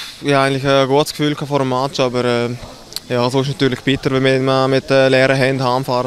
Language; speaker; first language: German; native; German